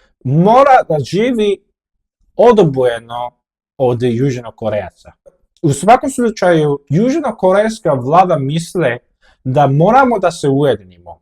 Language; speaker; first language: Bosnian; non-native, fluent; Korean